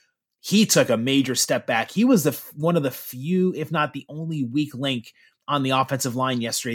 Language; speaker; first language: English; native; English